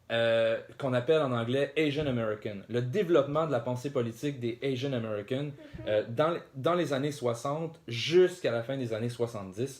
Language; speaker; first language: French; native; French